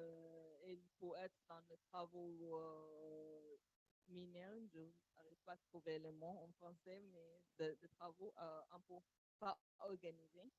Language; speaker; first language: French; non-native, learner; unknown